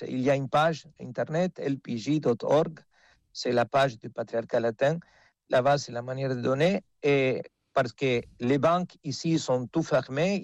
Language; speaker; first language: French; non-native, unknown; Spanish